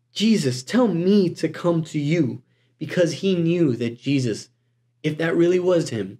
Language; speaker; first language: English; native; English